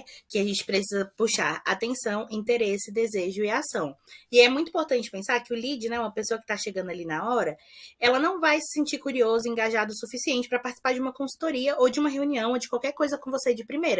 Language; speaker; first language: Portuguese; native; Portuguese